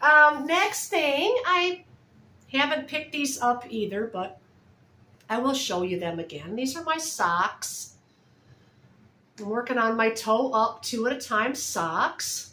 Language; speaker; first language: English; native; English